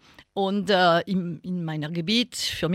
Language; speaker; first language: German; non-native, local second language; French